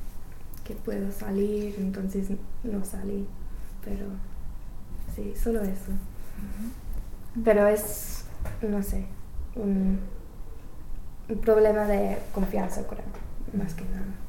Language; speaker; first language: Spanish; non-native, learner; English